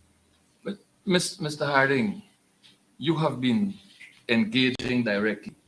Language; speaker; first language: English; native; English